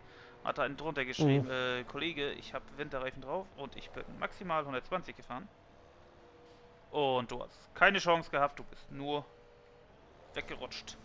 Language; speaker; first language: German; native; German